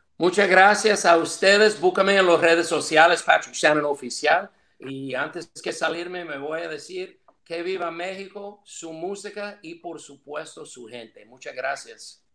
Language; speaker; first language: Spanish; non-native, fluent; English